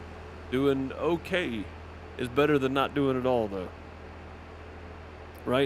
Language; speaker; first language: English; native; English